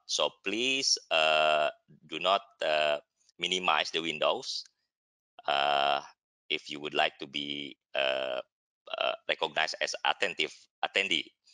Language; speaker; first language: English; non-native, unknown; Indonesian